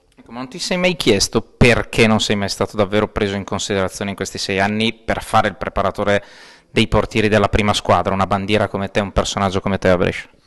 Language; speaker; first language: Italian; native; Italian